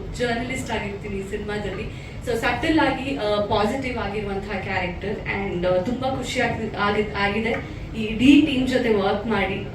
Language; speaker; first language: Kannada; non-native, local second language; Tulu